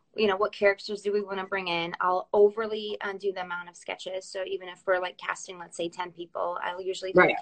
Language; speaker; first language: English; early bilingual, other home language; Russian